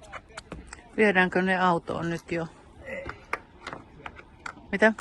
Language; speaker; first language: Finnish; native; Finnish